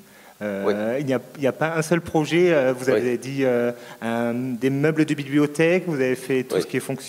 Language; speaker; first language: French; native; French